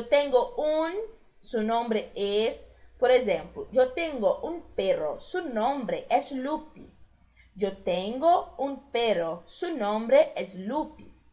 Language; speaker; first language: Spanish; non-native, fluent; Portuguese